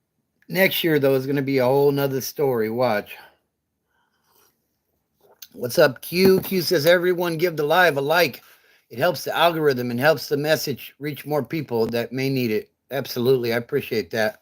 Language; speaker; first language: English; native; English